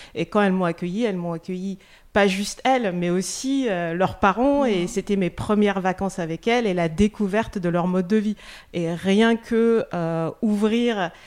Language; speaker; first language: French; non-native, local second language; Russian